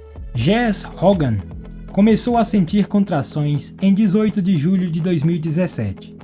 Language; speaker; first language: Portuguese; native; Portuguese